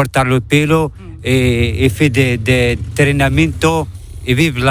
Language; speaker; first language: Spanish; non-native, learner; Arabic